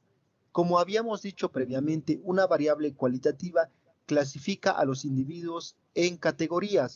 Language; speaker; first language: Spanish; native; Spanish